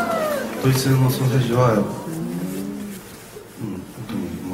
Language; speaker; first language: Japanese; non-native, fluent; Korean